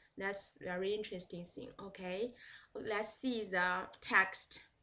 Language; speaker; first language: English; non-native, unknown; Chinese